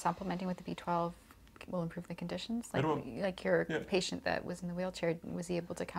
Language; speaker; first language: English; native; English